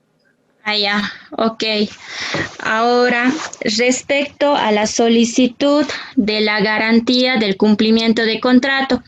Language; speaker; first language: Spanish; native; Spanish